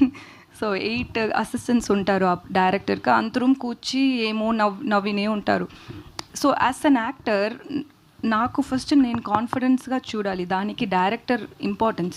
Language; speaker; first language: Telugu; non-native, learner; Tamil